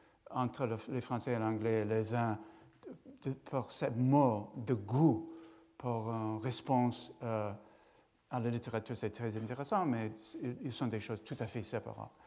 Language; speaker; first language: French; non-native, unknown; English